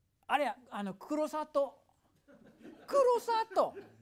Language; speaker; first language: Japanese; non-native, fluent; English